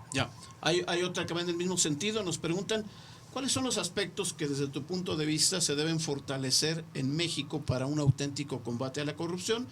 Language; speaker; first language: Spanish; native; Spanish